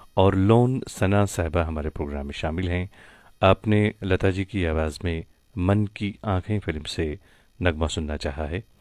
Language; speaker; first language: Hindi; non-native, local second language; Kashmiri